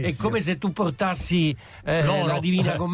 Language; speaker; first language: Italian; native; Italian